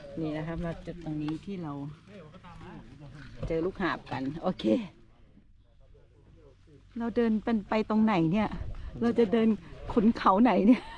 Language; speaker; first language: Thai; native; Thai